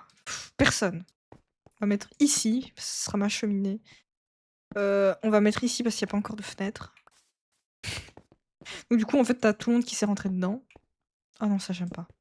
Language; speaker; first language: French; native; French